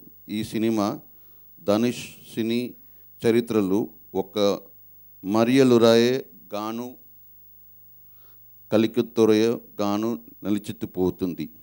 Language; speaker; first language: Telugu; native; Telugu